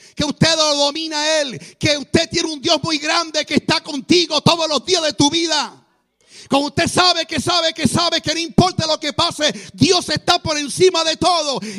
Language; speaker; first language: Spanish; native; Spanish